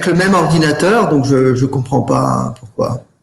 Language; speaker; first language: French; native; French